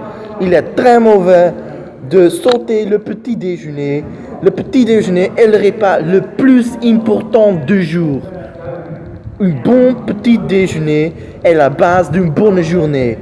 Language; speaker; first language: French; non-native, learner; Dutch